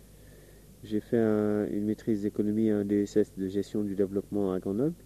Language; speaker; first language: French; non-native, local second language; Wolof